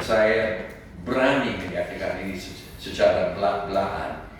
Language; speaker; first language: Indonesian; non-native, fluent; English